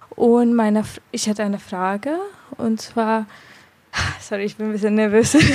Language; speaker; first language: German; non-native, fluent; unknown